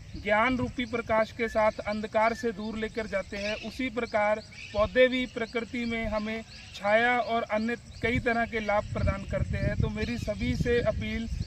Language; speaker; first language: Hindi; non-native, local second language; Punjabi